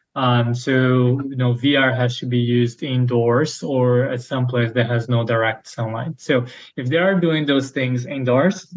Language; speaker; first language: English; non-native, fluent; Portuguese